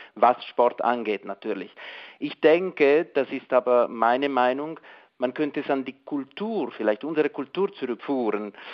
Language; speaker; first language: German; non-native, local second language; Italian